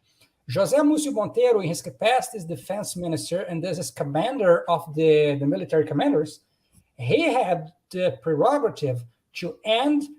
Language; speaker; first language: English; non-native, fluent; Portuguese